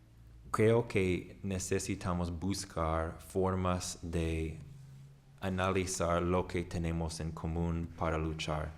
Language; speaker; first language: Spanish; non-native, fluent; English